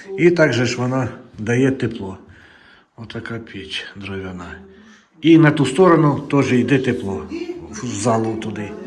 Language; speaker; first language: Ukrainian; non-native, local second language; Russian